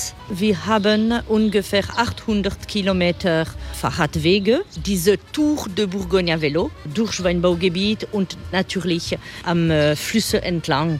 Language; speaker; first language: German; non-native, fluent; French